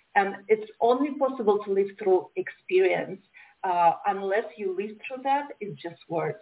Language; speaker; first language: English; non-native, fluent; Romanian